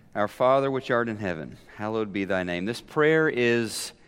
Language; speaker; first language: English; native; English